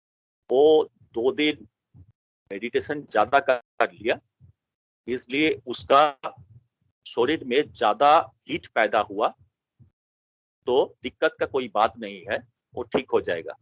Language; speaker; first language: Hindi; non-native, local second language; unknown